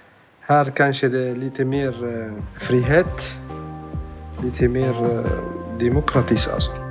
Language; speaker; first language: Swedish; non-native, fluent; Arabic